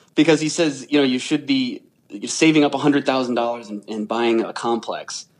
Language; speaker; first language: English; native; English